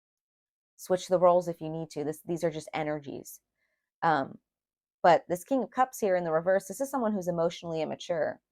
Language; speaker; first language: English; native; English